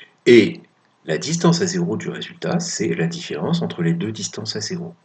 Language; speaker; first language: French; native; French